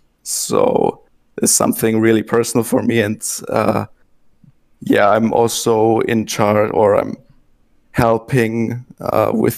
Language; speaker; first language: English; non-native, fluent; German